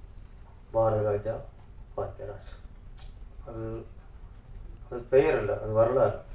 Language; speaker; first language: Tamil; native; Tamil